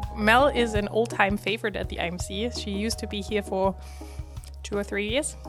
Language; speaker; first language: English; non-native, fluent; German